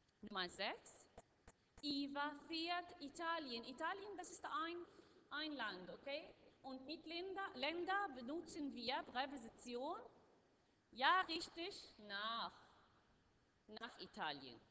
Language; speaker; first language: German; non-native, learner; Arabic